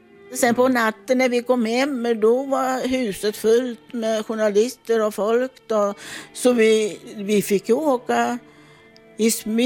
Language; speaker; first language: Swedish; non-native, fluent; Italian